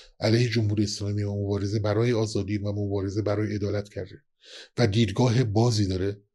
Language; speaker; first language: Persian; non-native, local second language; Kurdish